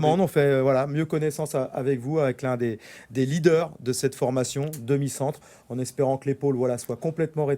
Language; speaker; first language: French; native; French